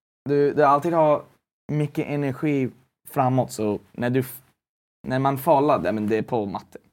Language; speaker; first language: Swedish; non-native, fluent; English